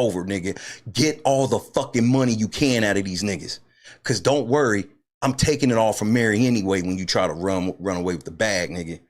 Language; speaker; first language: English; native; English